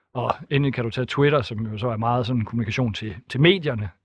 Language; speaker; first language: Danish; native; Danish